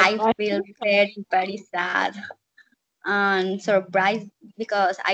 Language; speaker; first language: English; non-native, learner; Spanish